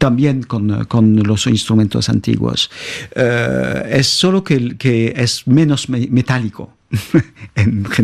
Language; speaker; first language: Spanish; non-native, fluent; French